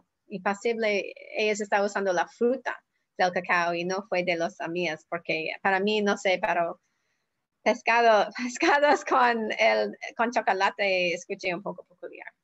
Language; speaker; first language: Spanish; non-native, learner; English